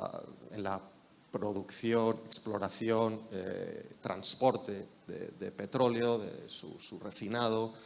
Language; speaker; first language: Spanish; native; Spanish